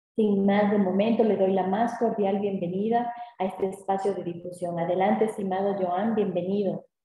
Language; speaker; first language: Spanish; native; Spanish